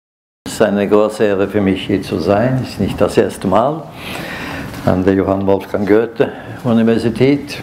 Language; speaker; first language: German; non-native, fluent; Norwegian